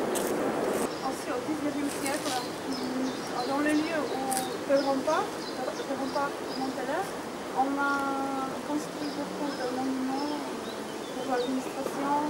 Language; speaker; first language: French; non-native, learner; Polish